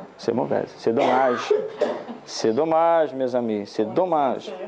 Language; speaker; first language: French; non-native, learner; Portuguese